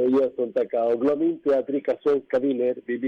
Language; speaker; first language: Swedish; non-native, fluent; Spanish